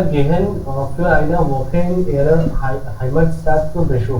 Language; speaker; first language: German; non-native, learner; Hindi